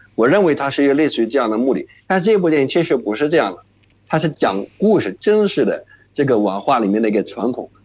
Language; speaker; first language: Chinese; non-native, fluent; Arabic